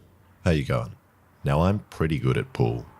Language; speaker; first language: English; native; English